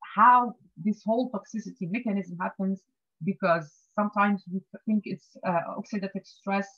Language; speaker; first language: English; non-native, fluent; Arabic